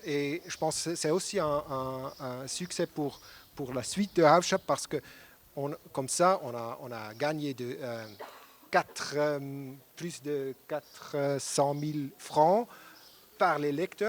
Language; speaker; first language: French; non-native, local second language; German